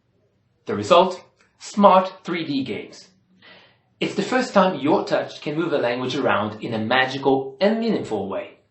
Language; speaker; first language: English; non-native, fluent; Portuguese